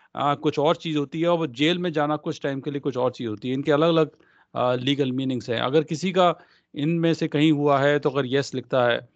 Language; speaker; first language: Hindi; non-native, local second language; Punjabi